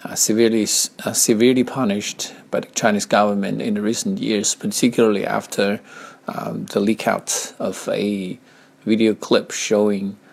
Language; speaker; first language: English; non-native, fluent; Chinese